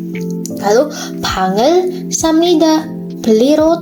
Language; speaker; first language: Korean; non-native, learner; Indonesian